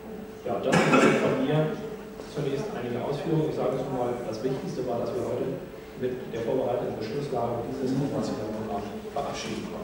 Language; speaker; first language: German; native; German